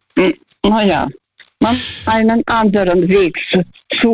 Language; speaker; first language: German; non-native, local second language; Russian